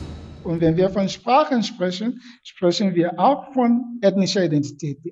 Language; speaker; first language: German; non-native, fluent; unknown